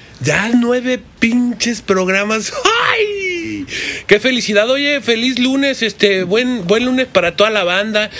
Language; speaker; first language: Spanish; native; Spanish